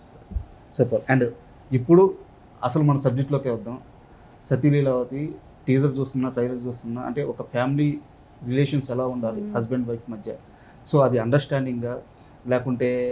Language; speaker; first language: Telugu; native; Telugu